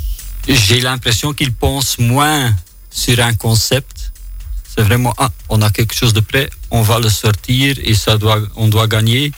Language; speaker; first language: French; non-native, local second language; Dutch